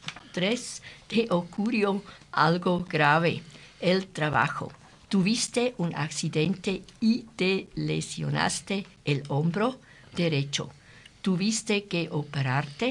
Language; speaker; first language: Spanish; non-native, learner; German